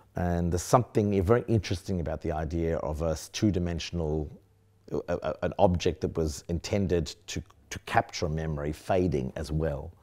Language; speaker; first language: English; native; English